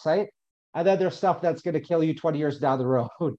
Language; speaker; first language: English; native; English